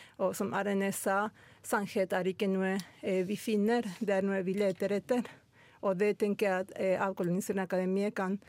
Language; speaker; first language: Norwegian; non-native, fluent; Spanish